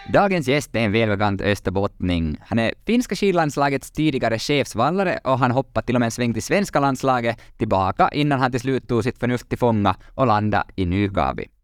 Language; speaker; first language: Swedish; native; Swedish